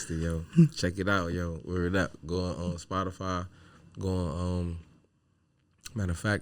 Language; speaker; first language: English; native; English